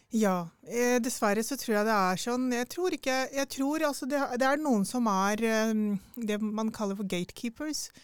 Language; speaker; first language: Norwegian; early bilingual, other home language; Urdu